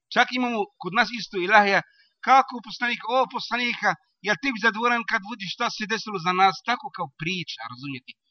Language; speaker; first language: Bosnian; non-native, learner; Arabic